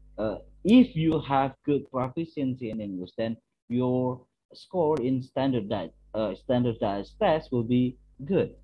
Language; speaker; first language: English; non-native, fluent; Indonesian